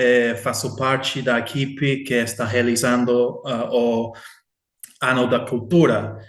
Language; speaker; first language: Portuguese; non-native, fluent; English